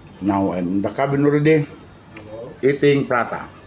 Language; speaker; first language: English; non-native, learner; Filipino